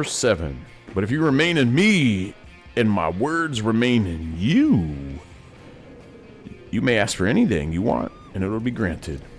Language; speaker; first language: English; native; English